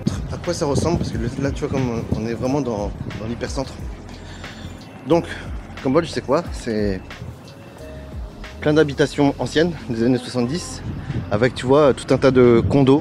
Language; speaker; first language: French; native; French